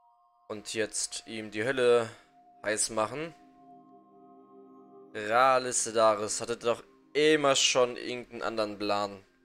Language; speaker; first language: German; native; German